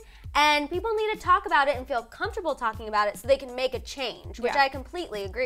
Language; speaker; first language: English; native; English